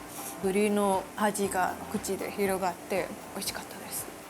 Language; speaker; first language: Japanese; non-native, learner; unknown